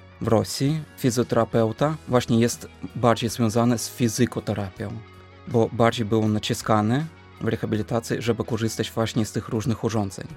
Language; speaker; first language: Polish; non-native, fluent; Russian